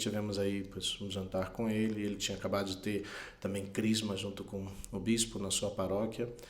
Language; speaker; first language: Portuguese; non-native, fluent; Spanish